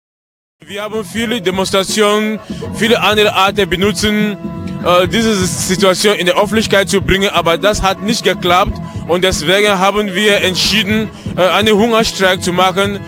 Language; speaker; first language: German; non-native, learner; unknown